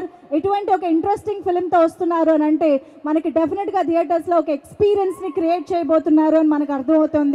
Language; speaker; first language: Telugu; native; Telugu